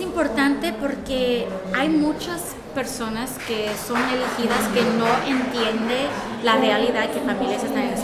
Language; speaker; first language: Spanish; early bilingual, heritage; Spanish